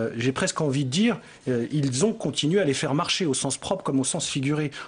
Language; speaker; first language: French; native; French